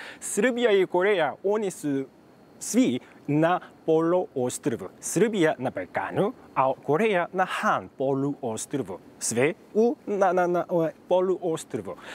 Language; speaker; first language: Serbian; non-native, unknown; Korean